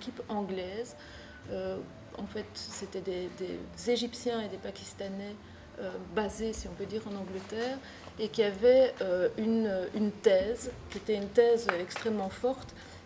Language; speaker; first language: French; native; French